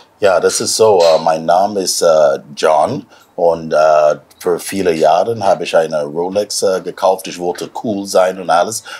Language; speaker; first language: German; non-native, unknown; English